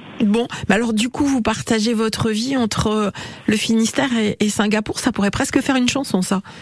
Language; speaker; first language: French; native; French